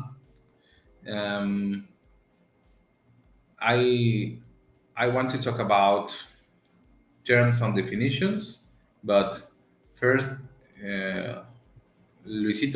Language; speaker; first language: English; non-native, learner; Spanish